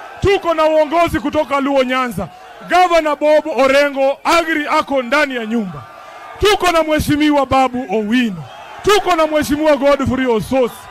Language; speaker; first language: Swahili; non-native, local second language; Luyia